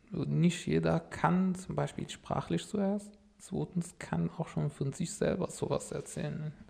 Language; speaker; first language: German; non-native, fluent; Arabic